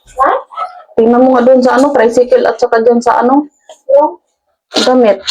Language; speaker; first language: Filipino; non-native, local second language; Cebuano